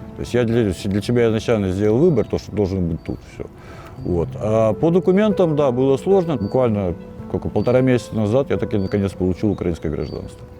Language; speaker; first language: Russian; native; Russian